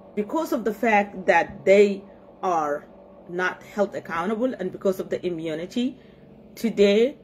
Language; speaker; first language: English; non-native, fluent; Arabic